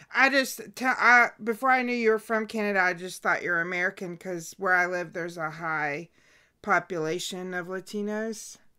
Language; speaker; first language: English; native; English